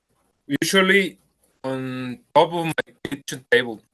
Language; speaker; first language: English; non-native, learner; Spanish